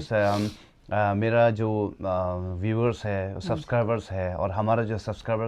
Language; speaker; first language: Hindi; non-native, local second language; Tibetan